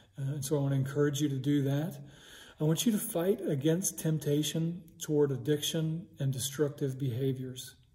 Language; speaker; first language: English; native; English